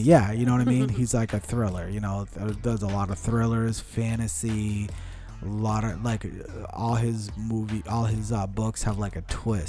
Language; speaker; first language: English; early bilingual, other home language; Portuguese